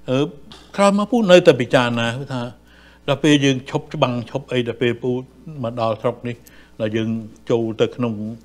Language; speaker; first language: Khmer; native; Khmer